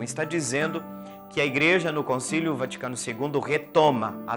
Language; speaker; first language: Portuguese; native; Portuguese